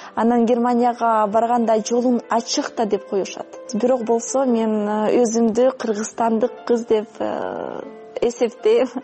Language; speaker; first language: Kyrgyz; non-native, fluent; Russian